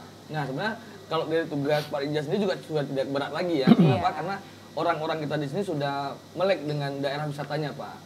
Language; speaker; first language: Indonesian; native; Indonesian